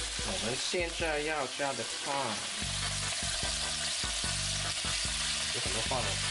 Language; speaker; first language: Chinese; non-native, learner; English